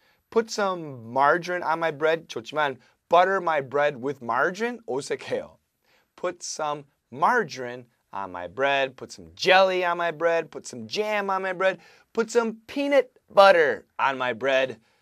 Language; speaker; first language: English; native; English